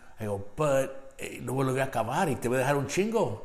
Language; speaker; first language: Spanish; early bilingual, heritage; Spanish